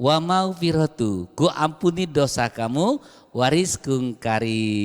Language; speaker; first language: Indonesian; native; Indonesian